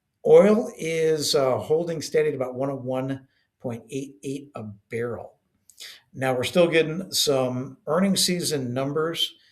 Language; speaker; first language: English; native; English